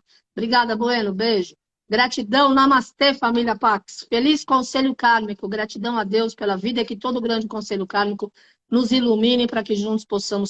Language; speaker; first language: Portuguese; native; Portuguese